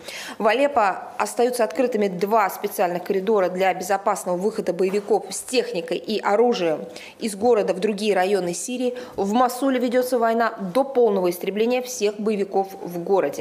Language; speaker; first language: Russian; native; Russian